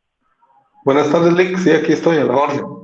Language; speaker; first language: Spanish; native; Spanish